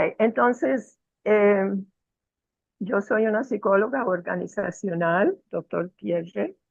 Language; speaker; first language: Spanish; non-native, fluent; English